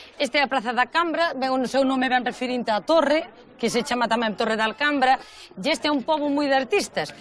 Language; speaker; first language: Galician; native; Galician